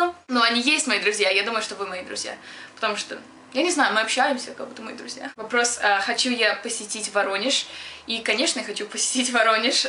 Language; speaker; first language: Russian; early bilingual, other home language; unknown